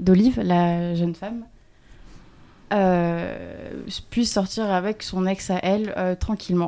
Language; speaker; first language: French; native; French